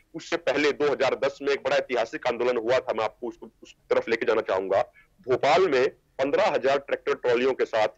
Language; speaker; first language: Hindi; native; Hindi